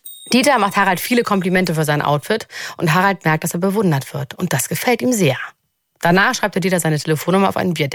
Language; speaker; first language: German; native; German